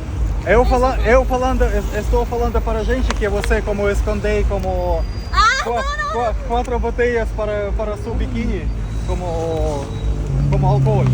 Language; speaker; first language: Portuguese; non-native, learner; Russian